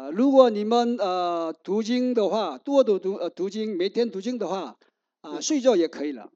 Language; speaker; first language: Chinese; non-native, learner; Korean